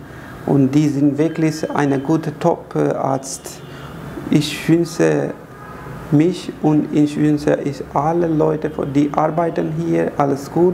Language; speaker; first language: German; non-native, learner; Hindi